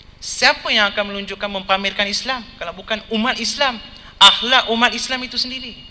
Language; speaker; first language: Malay; non-native, local second language; Tamil